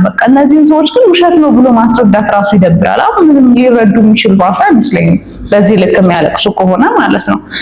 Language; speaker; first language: Amharic; native; Amharic